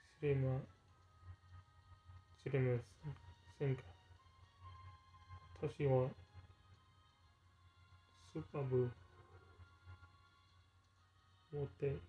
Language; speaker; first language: Japanese; non-native, learner; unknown